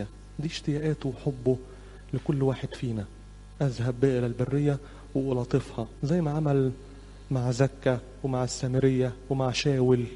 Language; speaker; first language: Arabic; native; Arabic